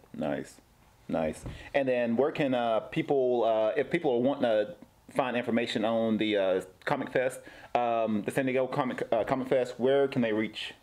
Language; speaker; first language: English; native; English